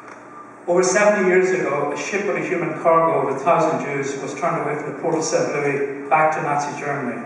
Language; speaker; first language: English; native; English